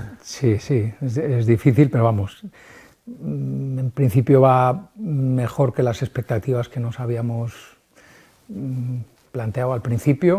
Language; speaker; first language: Spanish; native; Spanish